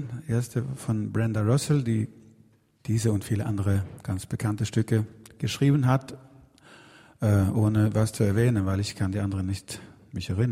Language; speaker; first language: German; non-native, fluent; Swedish